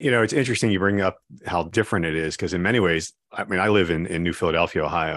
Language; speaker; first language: English; native; English